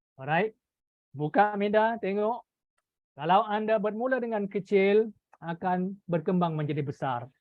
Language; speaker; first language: Malay; native; Malay